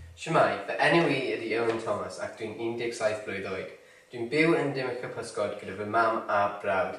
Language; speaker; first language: Welsh; non-native, local second language; English